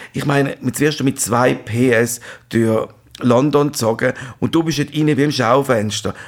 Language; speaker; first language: German; native; German